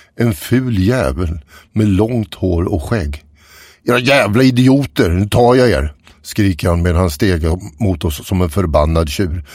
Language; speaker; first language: Swedish; native; Swedish